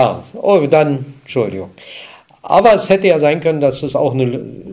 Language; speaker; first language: German; native; German